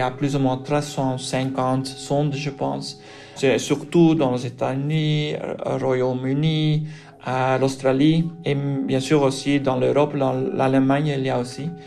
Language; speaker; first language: French; non-native, local second language; Dutch